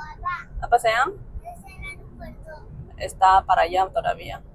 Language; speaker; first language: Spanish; non-native, learner; Indonesian